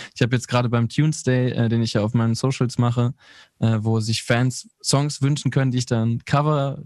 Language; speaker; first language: German; native; German